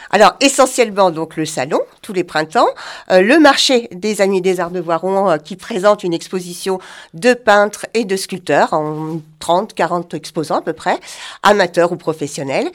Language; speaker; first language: French; native; French